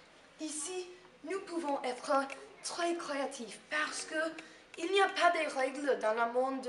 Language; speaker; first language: French; non-native, learner; English